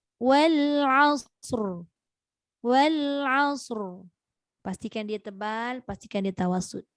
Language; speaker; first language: Malay; native; Malay